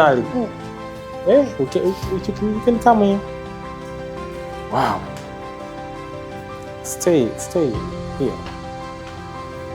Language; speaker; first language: English; non-native, local second language; Swahili